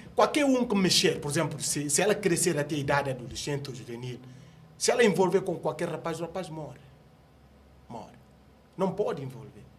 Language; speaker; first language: Portuguese; non-native, local second language; Upper Guinea Crioulo